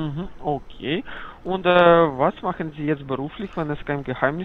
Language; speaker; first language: German; non-native, fluent; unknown